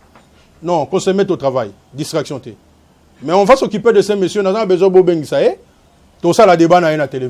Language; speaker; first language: French; non-native, local second language; Lingala